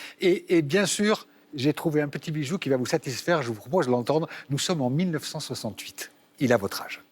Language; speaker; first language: French; native; French